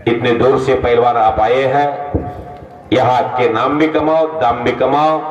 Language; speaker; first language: Hindi; non-native, local second language; Marathi